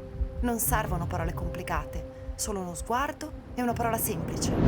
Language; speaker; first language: Italian; native; Italian